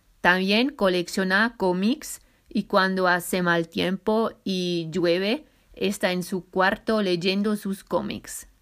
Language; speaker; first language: Spanish; non-native, fluent; German